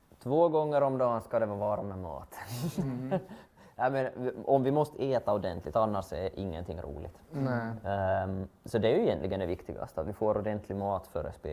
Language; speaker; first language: Swedish; native; Swedish